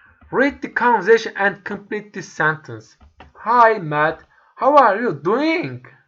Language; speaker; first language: English; non-native, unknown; Turkish